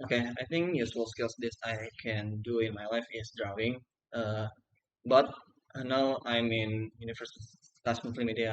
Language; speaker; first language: English; non-native, learner; Indonesian